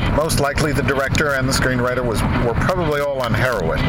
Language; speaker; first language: English; native; English